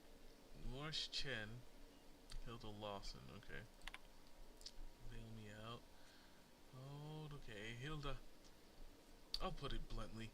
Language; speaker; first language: English; native; English